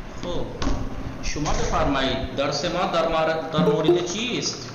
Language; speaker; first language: Persian; non-native, fluent; Urdu